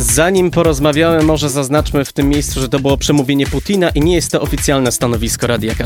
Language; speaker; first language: Polish; native; Polish